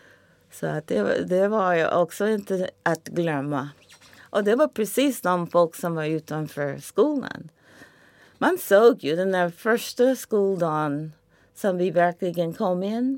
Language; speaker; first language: Swedish; non-native, fluent; English